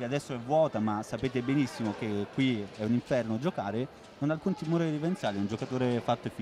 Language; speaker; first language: Italian; native; Italian